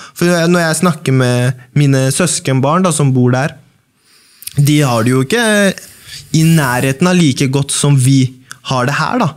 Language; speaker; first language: Norwegian; early bilingual, other home language; Baluchi